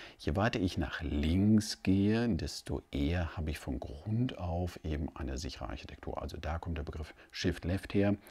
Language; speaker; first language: German; native; German